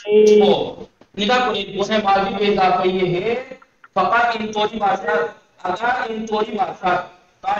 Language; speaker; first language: Persian; non-native, fluent; Urdu